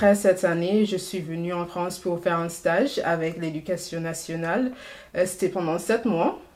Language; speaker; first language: French; non-native, fluent; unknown